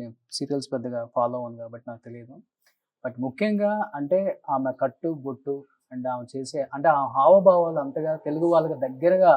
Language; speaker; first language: Telugu; native; Telugu